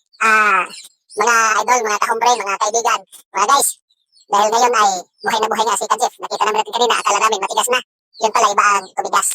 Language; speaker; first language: Filipino; non-native, local second language; Cebuano